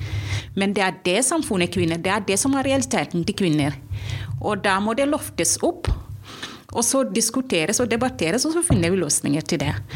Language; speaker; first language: Norwegian; non-native, fluent; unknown